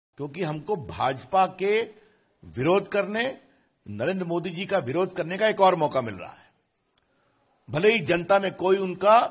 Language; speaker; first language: Hindi; native; Hindi